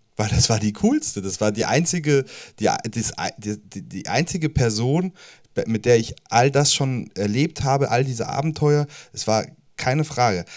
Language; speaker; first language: German; native; German